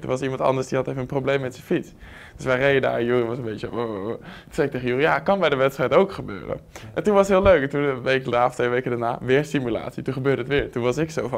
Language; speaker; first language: Dutch; native; Dutch